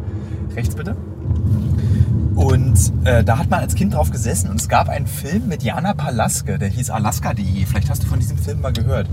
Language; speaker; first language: German; native; German